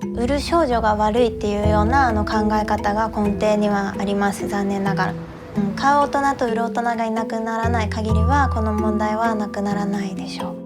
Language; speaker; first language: Japanese; native; Japanese